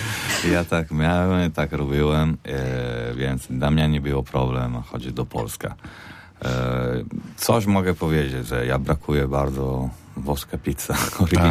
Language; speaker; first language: Polish; non-native, learner; Italian